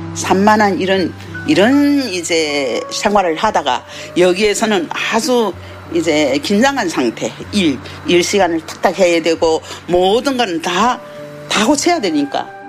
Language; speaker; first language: Korean; early bilingual, heritage; Korean